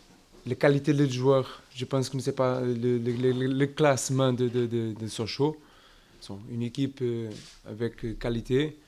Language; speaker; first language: French; non-native, learner; Portuguese